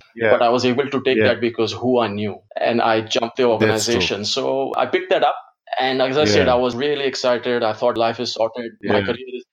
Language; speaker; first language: English; non-native, local second language; Gujarati